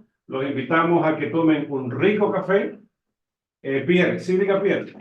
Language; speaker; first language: Spanish; native; Spanish